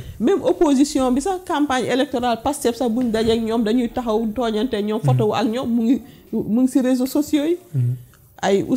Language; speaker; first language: Wolof; non-native, local second language; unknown